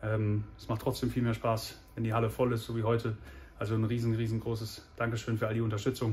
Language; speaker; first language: German; native; German